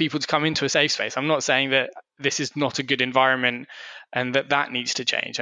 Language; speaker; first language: English; native; English